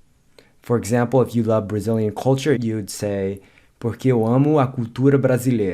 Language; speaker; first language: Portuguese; non-native, fluent; English